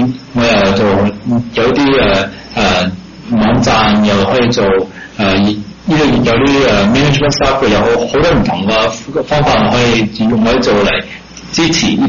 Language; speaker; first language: Chinese; early bilingual, heritage; Cantonese